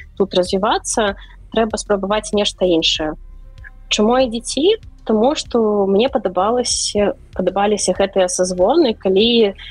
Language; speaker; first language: Belarusian; non-native, local second language; Russian